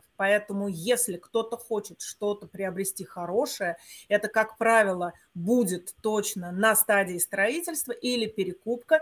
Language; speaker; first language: Russian; native; Russian